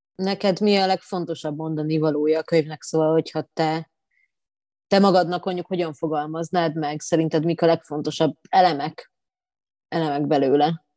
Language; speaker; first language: Hungarian; native; Hungarian